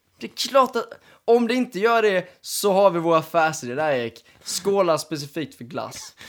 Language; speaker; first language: Swedish; native; Swedish